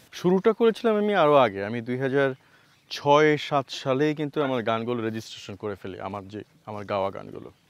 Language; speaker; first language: Bangla; native; Bangla